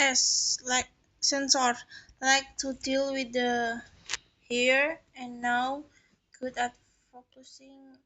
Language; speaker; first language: English; non-native, learner; Indonesian